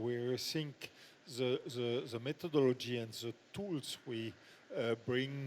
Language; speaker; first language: English; non-native, fluent; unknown